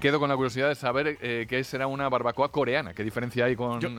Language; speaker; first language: Spanish; native; Spanish